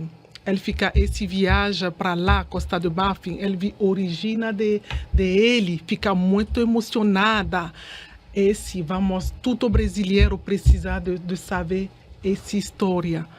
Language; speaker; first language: Portuguese; non-native, learner; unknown